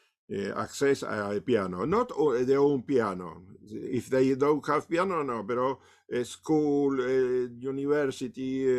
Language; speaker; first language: English; non-native, learner; Spanish